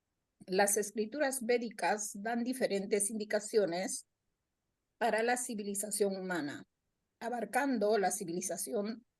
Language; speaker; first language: Spanish; native; Spanish